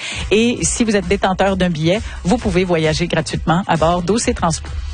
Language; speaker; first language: French; native; French